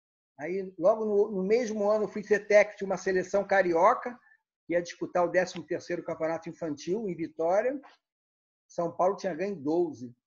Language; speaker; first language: Portuguese; native; Portuguese